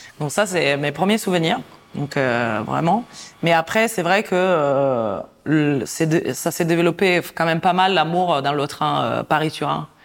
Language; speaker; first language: French; non-native, fluent; Italian